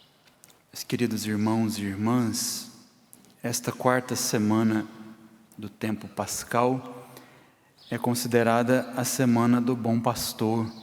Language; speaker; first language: Portuguese; native; Portuguese